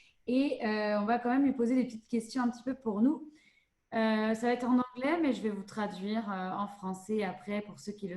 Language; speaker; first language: French; native; French